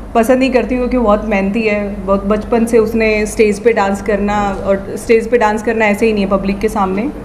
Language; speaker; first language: Hindi; native; Hindi